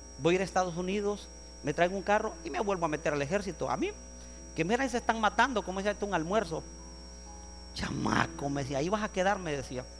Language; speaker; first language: Spanish; native; Spanish